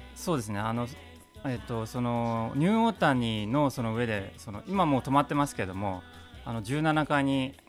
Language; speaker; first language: Japanese; native; Japanese